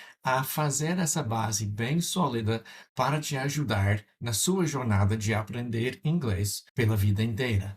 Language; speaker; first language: Portuguese; non-native, fluent; English